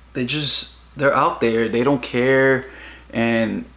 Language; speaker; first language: English; early bilingual, other home language; Spanish